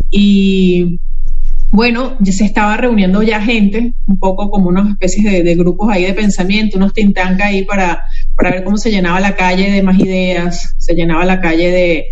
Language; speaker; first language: Spanish; native; Spanish